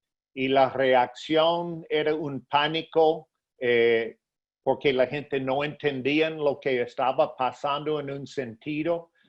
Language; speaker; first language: Spanish; non-native, fluent; English